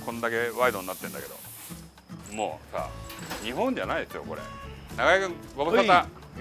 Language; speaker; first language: Japanese; native; Japanese